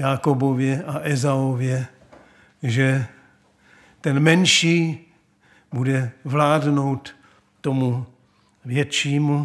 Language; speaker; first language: Czech; native; Czech